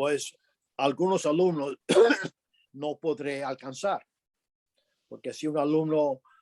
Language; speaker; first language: Spanish; early bilingual, other home language; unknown